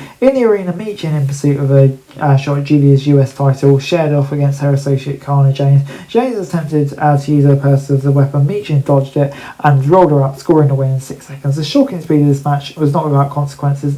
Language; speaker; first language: English; native; English